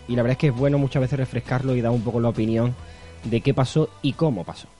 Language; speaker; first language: Spanish; native; Spanish